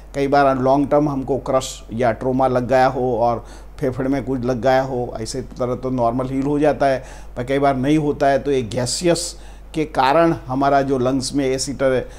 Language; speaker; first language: Hindi; non-native, local second language; Gujarati